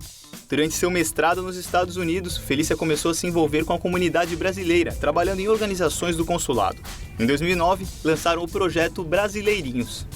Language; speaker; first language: Portuguese; native; Portuguese